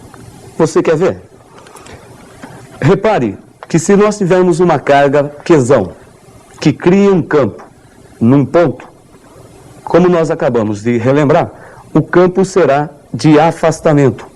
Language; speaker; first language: Portuguese; native; Portuguese